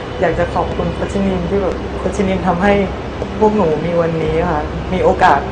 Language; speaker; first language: Thai; native; Thai